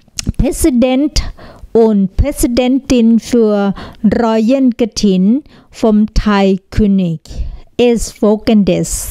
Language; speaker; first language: German; non-native, learner; Thai